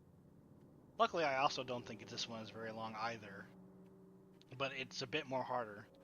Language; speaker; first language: English; native; English